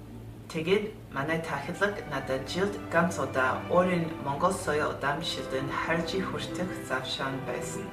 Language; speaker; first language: Mongolian; early bilingual, heritage; Mongolian